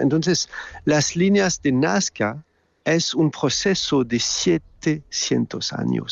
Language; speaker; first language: Spanish; non-native, learner; French